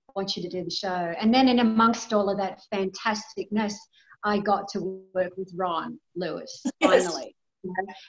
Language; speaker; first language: English; native; English